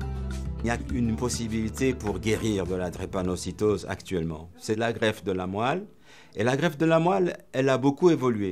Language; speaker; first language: French; native; French